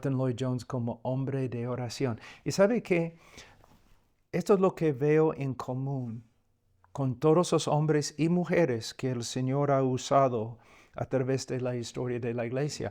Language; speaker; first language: Spanish; non-native, fluent; English